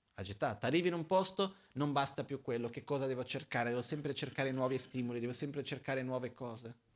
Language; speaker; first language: Italian; non-native, fluent; Portuguese